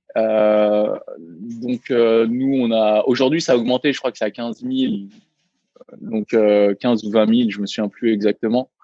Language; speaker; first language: French; early bilingual, other home language; Vietnamese